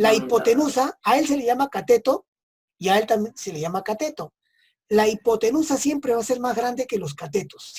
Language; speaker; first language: Spanish; native; Spanish